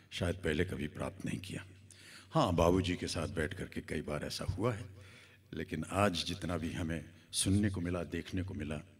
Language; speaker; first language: Hindi; native; Hindi